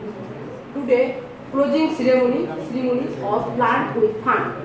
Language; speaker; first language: English; non-native, learner; Bangla